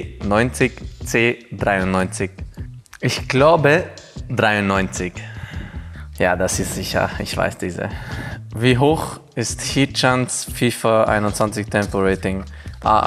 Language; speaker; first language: German; non-native, fluent; Hungarian